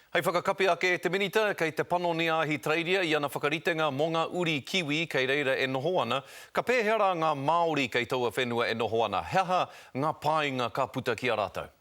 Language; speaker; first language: Māori; non-native, local second language; English